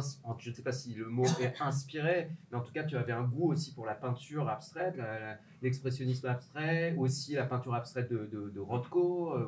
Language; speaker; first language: French; native; French